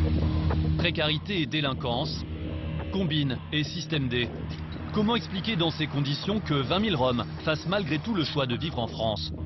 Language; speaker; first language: French; native; French